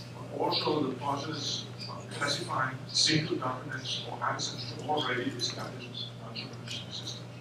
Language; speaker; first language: English; non-native, fluent; Danish